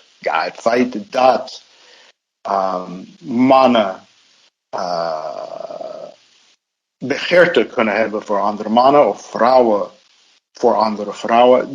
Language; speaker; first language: Dutch; non-native, fluent; English